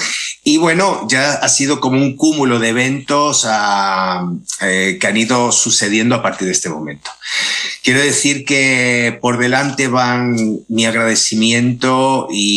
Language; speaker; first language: Spanish; native; Spanish